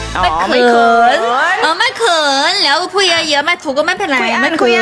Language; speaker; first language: Thai; non-native, learner; Chinese